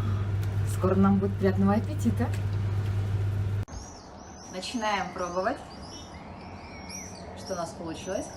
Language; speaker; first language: Russian; native; Russian